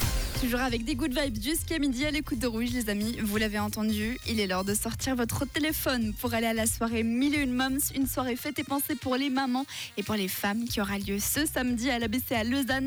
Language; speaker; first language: French; native; French